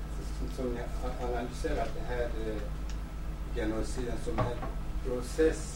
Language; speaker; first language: Swedish; non-native, fluent; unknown